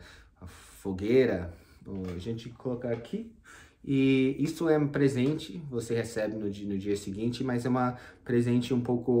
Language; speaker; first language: Portuguese; non-native, fluent; English